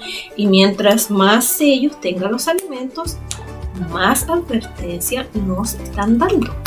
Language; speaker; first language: Spanish; native; Spanish